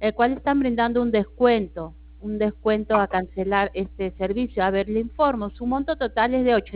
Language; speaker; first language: Spanish; native; Spanish